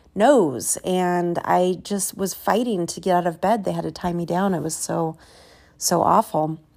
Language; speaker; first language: English; native; English